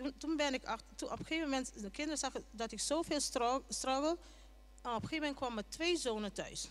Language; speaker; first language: Dutch; non-native, local second language; Papiamento